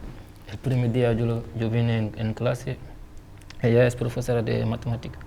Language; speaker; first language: Spanish; non-native, learner; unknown